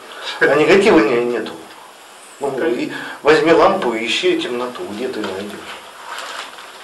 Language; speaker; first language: Russian; native; Russian